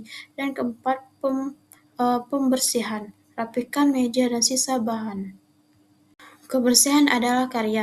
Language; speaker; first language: Indonesian; native; Indonesian